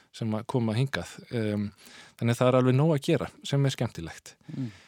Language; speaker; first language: Icelandic; non-native, fluent; Danish